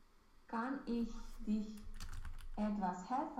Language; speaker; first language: German; non-native, learner; Romanian